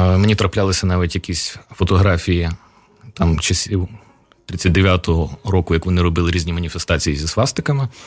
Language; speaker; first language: Ukrainian; native; Ukrainian